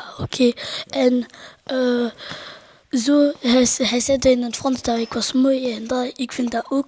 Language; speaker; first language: Dutch; non-native, local second language; French